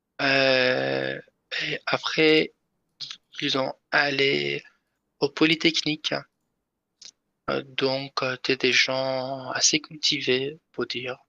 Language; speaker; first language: French; non-native, learner; Persian